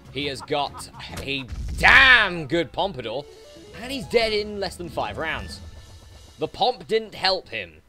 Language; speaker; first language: English; native; English